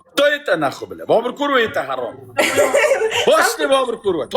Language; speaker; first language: Russian; non-native, learner; Uzbek